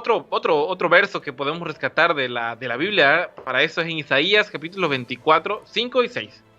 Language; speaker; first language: Spanish; native; Spanish